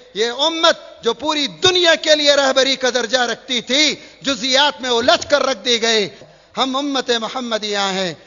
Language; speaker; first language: Urdu; native; Urdu